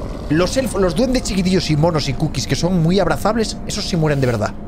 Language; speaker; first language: Spanish; native; Spanish